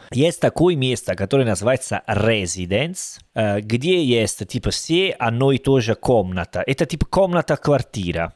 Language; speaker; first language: Russian; non-native, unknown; Italian